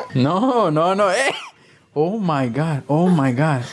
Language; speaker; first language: English; non-native, fluent; Spanish